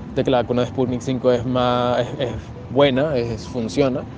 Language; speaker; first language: Spanish; native; Spanish